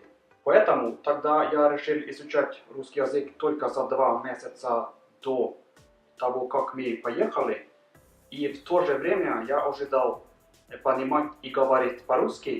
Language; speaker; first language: Russian; non-native, learner; Norwegian